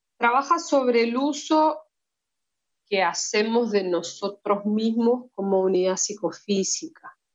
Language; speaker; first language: Spanish; early bilingual, heritage; Spanish